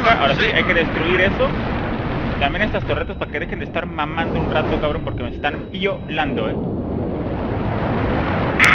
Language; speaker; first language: Spanish; native; Spanish